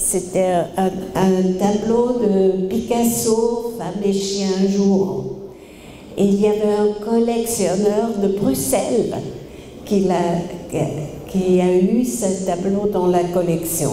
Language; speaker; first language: French; non-native, fluent; German